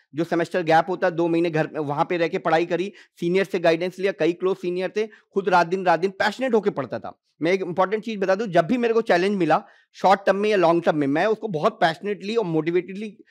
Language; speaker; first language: Hindi; native; Hindi